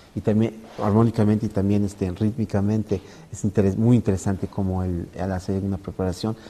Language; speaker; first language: Spanish; native; Spanish